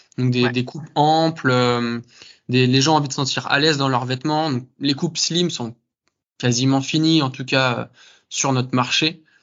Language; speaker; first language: French; native; French